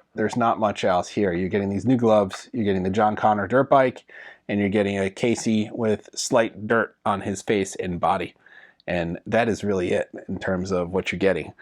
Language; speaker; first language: English; native; English